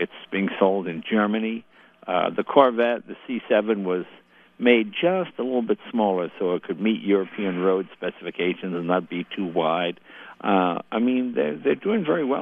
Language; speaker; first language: English; native; English